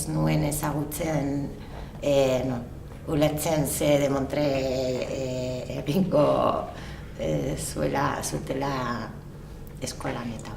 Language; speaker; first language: Basque; non-native, learner; French